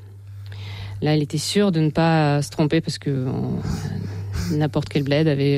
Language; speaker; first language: French; non-native, fluent; Russian